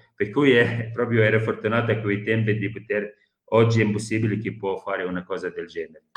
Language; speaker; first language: Italian; non-native, fluent; Arabic